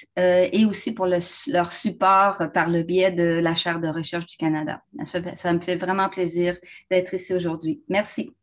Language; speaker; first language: French; native; French